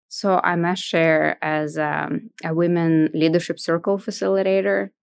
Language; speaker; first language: English; non-native, fluent; Russian